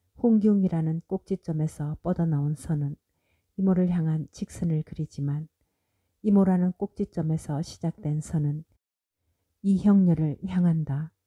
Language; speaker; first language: Korean; native; Korean